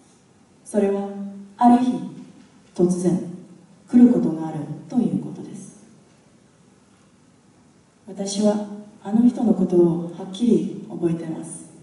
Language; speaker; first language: Japanese; non-native, fluent; English